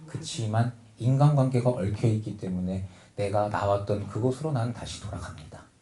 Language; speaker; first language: Korean; native; Korean